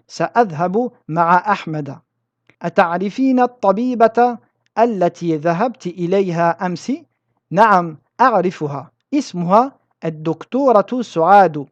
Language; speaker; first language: Arabic; non-native, fluent; French